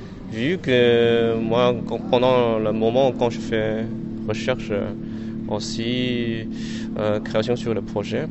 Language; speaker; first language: French; non-native, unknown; Chinese